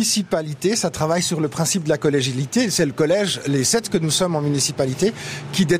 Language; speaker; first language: French; native; French